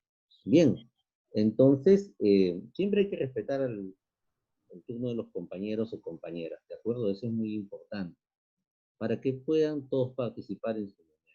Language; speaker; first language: Spanish; native; Spanish